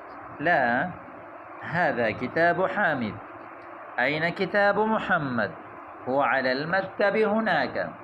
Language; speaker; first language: Arabic; non-native, fluent; Urdu